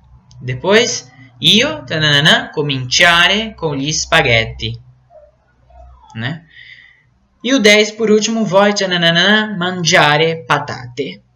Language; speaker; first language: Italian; non-native, fluent; Portuguese